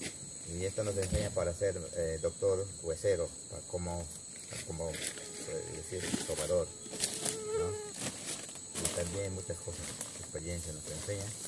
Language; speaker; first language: Spanish; non-native, local second language; Shipibo-Conibo